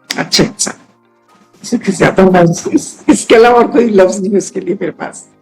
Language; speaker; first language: Hindi; native; Hindi